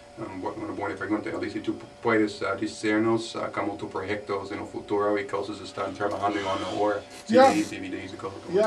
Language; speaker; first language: Spanish; non-native, learner; English